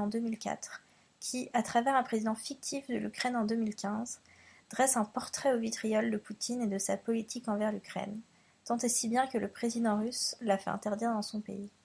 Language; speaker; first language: French; native; French